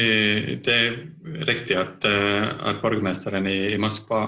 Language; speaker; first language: Norwegian; non-native, fluent; Estonian